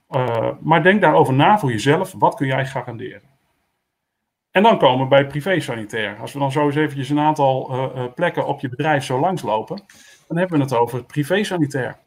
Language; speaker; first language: Dutch; native; Dutch